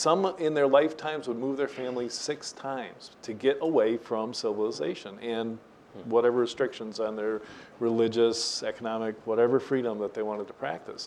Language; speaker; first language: English; native; English